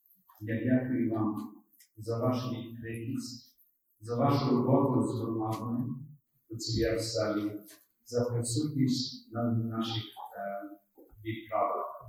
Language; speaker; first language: Ukrainian; early bilingual, heritage; Ukrainian